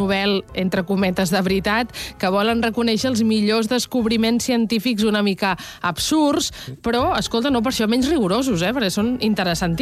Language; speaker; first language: Catalan; native; Catalan